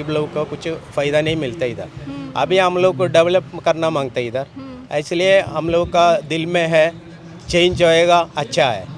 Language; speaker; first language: Hindi; non-native, local second language; Malayalam